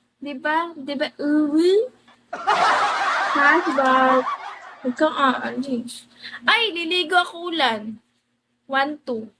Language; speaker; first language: Filipino; non-native, local second language; Cebuano